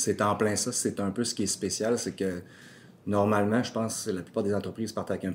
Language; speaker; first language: French; native; French